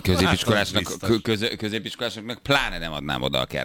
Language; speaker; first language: Hungarian; native; Hungarian